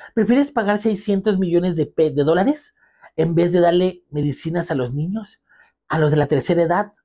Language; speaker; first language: Spanish; native; Spanish